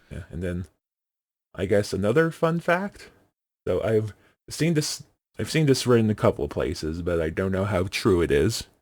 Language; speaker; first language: English; native; English